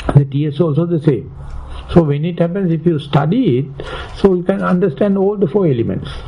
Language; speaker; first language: English; non-native, local second language; Sinhala